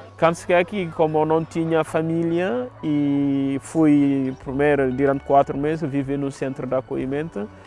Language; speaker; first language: Portuguese; non-native, fluent; Fula